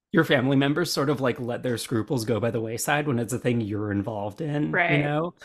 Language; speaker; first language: English; native; English